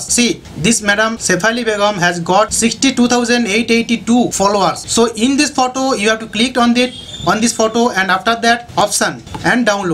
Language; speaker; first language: English; non-native, local second language; Hindi